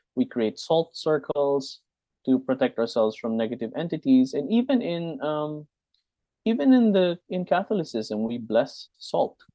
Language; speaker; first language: English; non-native, local second language; Hiligaynon